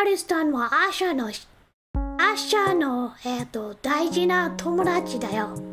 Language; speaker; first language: Japanese; non-native, learner; English